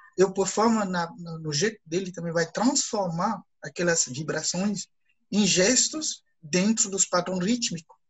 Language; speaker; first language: Portuguese; non-native, fluent; Ewe